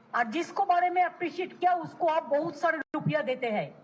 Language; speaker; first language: Hindi; non-native, local second language; Bangla